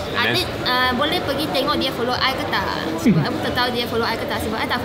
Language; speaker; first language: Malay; non-native, local second language; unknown